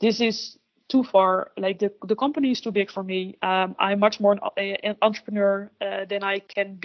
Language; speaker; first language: English; non-native, fluent; Dutch